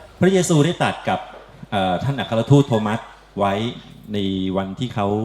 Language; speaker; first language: Thai; native; Thai